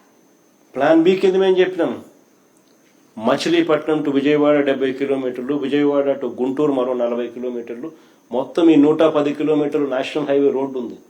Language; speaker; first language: Telugu; native; Telugu